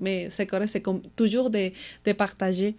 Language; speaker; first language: French; non-native, fluent; Spanish